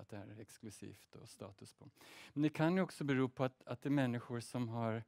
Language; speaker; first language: Swedish; early bilingual, heritage; Swedish